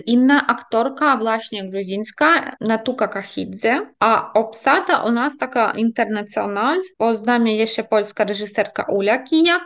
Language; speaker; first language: Polish; non-native, fluent; Ukrainian